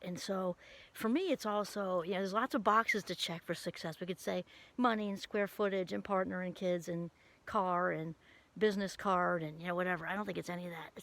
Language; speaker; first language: English; native; English